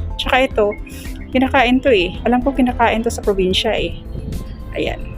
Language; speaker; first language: Filipino; non-native, local second language; Cebuano